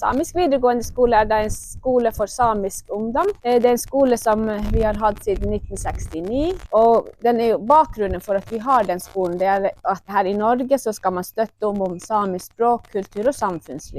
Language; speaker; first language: Norwegian; non-native, local second language; Northern Sami